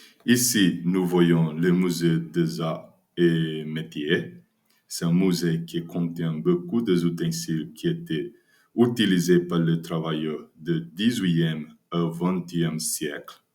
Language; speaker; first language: French; non-native, learner; Portuguese